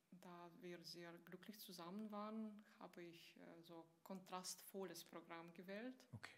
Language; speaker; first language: German; non-native, fluent; Russian